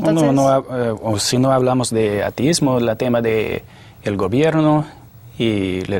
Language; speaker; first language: Spanish; non-native, fluent; English